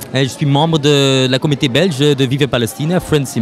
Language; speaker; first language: French; non-native, local second language; Dutch